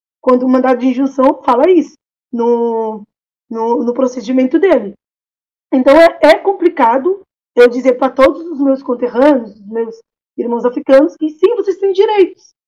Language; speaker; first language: Portuguese; non-native, local second language; Kabuverdianu